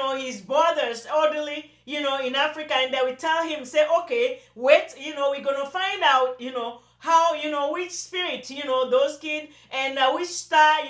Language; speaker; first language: English; non-native, local second language; Yoruba